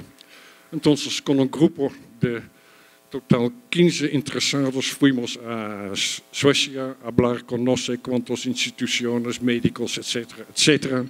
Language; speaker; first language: Spanish; non-native, fluent; Dutch